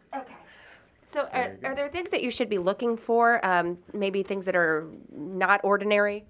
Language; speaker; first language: English; native; English